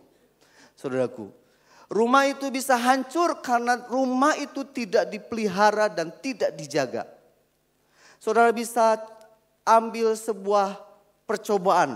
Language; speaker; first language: Indonesian; native; Indonesian